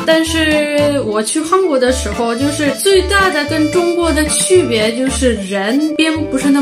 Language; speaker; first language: Chinese; non-native, fluent; Russian